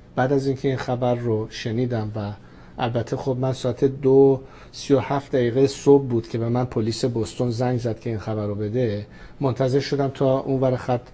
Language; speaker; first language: Persian; native; Persian